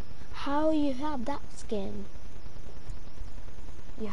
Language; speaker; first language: English; non-native, learner; Portuguese